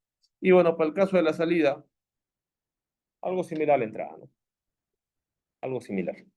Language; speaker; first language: Spanish; native; Spanish